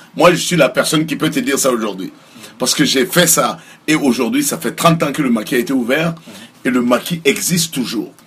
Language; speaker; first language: French; non-native, local second language; Mossi